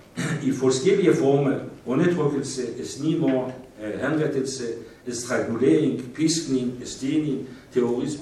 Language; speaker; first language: Danish; non-native, fluent; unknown